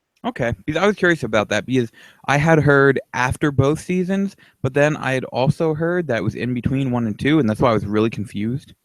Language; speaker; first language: English; native; English